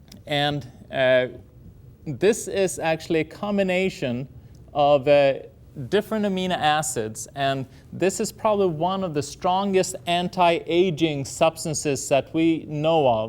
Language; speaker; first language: English; non-native, fluent; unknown